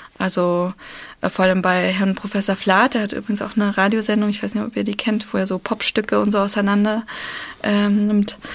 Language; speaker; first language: German; early bilingual, other home language; Russian